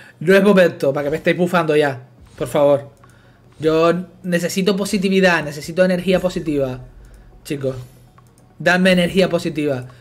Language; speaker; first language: Spanish; native; Spanish